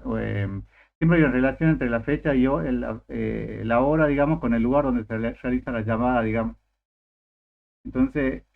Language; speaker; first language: Spanish; native; Spanish